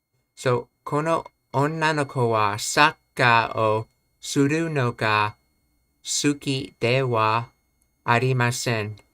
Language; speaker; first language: Japanese; non-native, learner; English